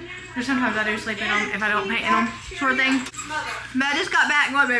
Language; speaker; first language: English; native; English